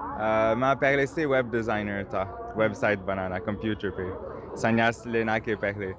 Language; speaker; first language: Hindi; non-native, learner; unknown